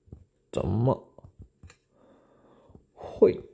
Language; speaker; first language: Chinese; non-native, learner; English